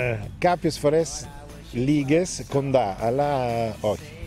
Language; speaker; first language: Greek; non-native, fluent; Italian